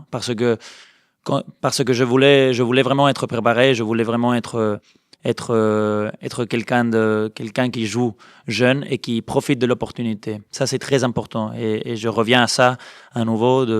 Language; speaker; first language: French; non-native, fluent; Spanish